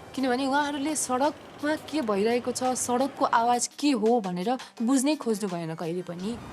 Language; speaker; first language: Nepali; native; Nepali